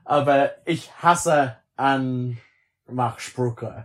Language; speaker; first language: German; non-native, learner; English